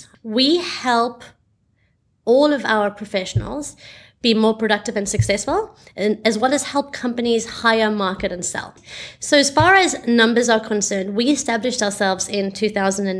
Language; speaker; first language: English; native; English